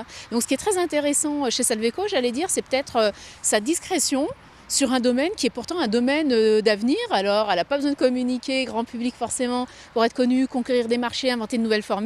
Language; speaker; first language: French; native; French